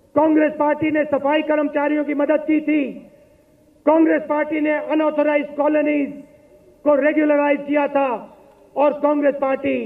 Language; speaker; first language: Hindi; native; Hindi